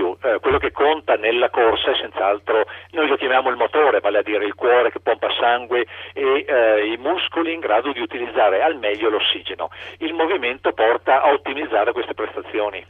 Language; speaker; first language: Italian; native; Italian